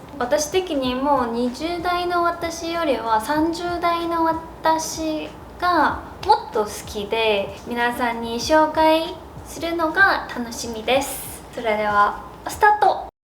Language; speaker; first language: Japanese; non-native, learner; Korean